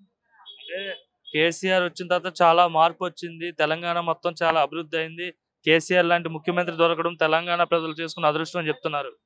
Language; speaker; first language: Telugu; native; Telugu